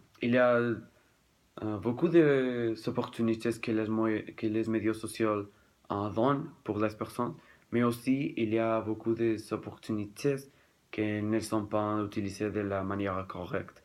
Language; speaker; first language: French; non-native, learner; Spanish